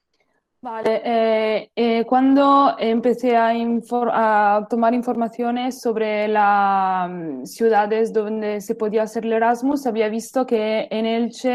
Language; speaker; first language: Spanish; non-native, learner; Italian